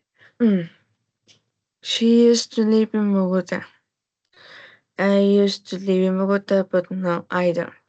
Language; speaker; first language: English; non-native, learner; Spanish